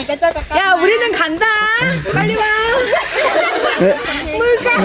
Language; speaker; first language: Korean; non-native, learner; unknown